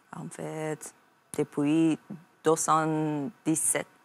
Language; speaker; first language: French; non-native, learner; Persian